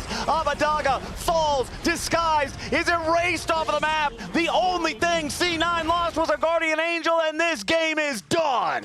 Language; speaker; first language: English; native; English